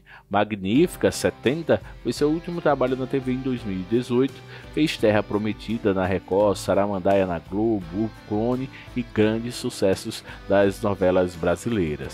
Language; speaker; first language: Portuguese; native; Portuguese